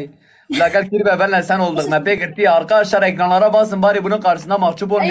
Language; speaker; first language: Turkish; native; Turkish